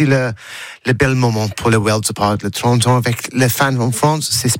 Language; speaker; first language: French; non-native, learner; English